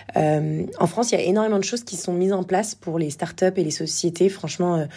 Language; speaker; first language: French; native; French